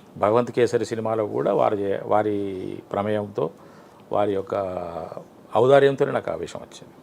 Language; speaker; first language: Telugu; native; Telugu